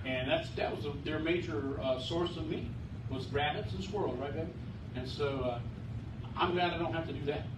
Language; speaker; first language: English; native; English